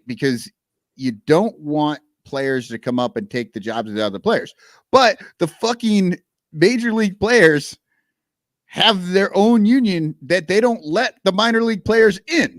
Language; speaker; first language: English; native; English